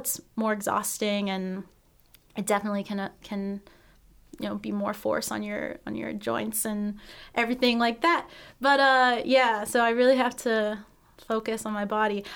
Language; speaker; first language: English; native; English